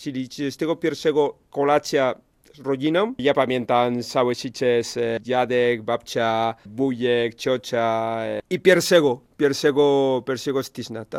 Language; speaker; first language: Polish; non-native, learner; Spanish